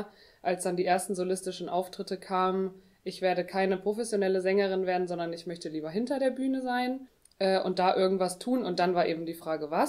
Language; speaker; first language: German; native; German